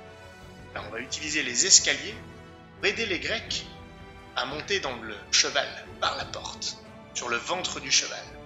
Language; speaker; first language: French; native; French